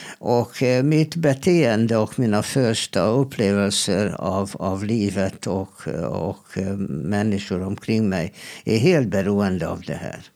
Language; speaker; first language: Swedish; non-native, fluent; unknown